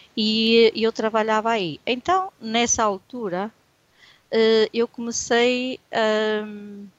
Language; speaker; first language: Portuguese; native; Portuguese